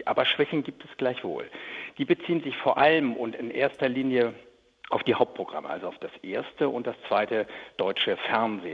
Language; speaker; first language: German; native; German